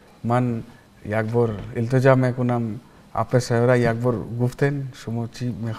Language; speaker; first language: Persian; non-native, learner; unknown